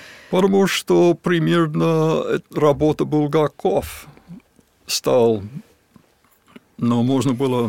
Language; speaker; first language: Russian; non-native, fluent; English